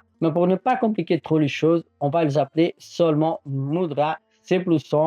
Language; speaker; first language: French; non-native, fluent; Portuguese